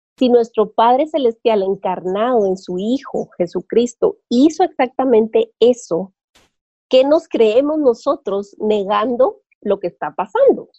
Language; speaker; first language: Spanish; native; Spanish